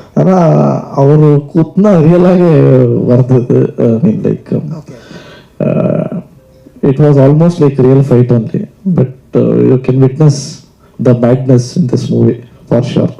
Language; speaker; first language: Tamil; non-native, learner; Kannada